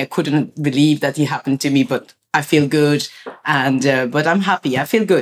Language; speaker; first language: English; non-native, fluent; French